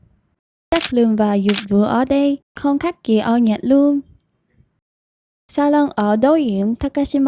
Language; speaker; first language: Vietnamese; non-native, fluent; Japanese